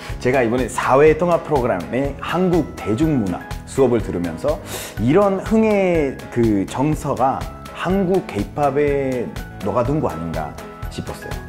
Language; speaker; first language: Korean; non-native, fluent; Spanish